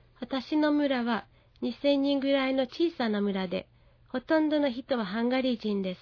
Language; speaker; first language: Japanese; non-native, fluent; Hungarian